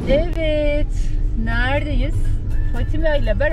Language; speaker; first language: Turkish; native; Turkish